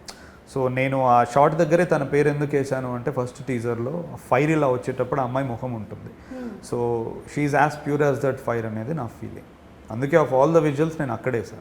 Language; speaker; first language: Telugu; native; Telugu